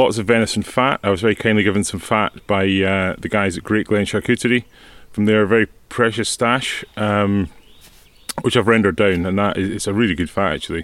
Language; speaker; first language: English; native; English